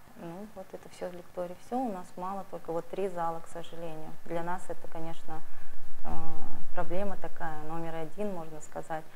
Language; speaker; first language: Russian; native; Russian